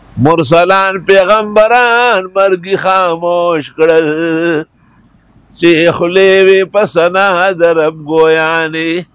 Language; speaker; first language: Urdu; non-native, local second language; Pashto